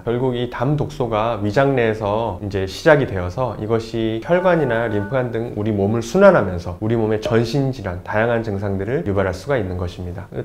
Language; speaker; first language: Korean; native; Korean